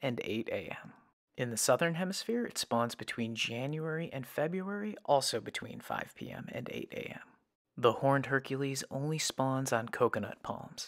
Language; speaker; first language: English; native; English